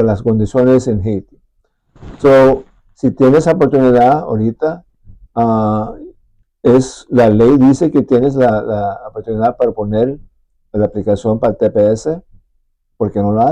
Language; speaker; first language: Spanish; early bilingual, heritage; Spanish